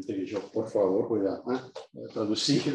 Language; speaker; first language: Spanish; non-native, fluent; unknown